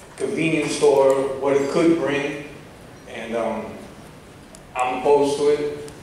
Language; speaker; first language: English; native; English